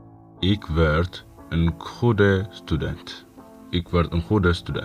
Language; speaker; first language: Dutch; non-native, fluent; Tigrinya